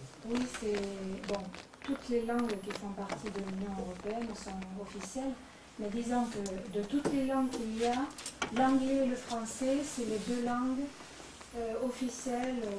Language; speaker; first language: French; non-native, fluent; Spanish